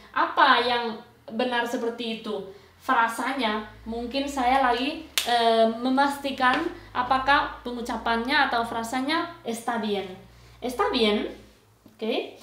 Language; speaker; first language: Indonesian; non-native, fluent; Spanish